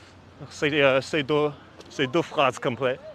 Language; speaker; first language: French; non-native, learner; English